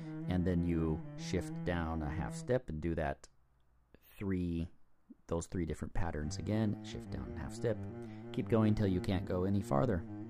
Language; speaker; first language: English; native; English